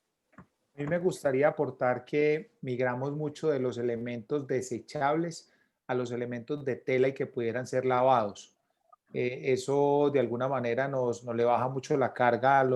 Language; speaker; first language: Spanish; native; Spanish